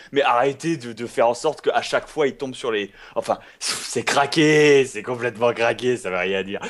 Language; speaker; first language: French; native; French